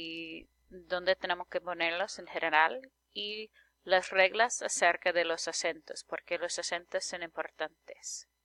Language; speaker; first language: Spanish; non-native, fluent; English